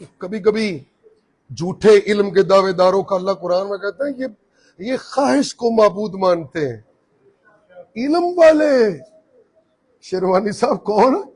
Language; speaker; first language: Urdu; non-native, local second language; Punjabi